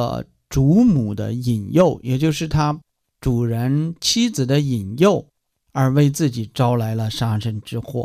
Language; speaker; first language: Chinese; native; Chinese